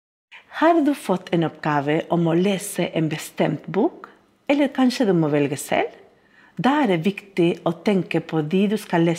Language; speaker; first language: Norwegian; non-native, fluent; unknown